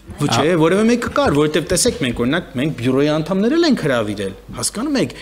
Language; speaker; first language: Armenian; early bilingual, heritage; Armenian